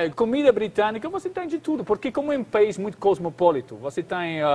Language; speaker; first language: Portuguese; non-native, fluent; English